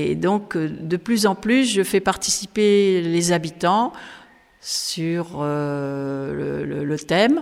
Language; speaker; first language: French; native; French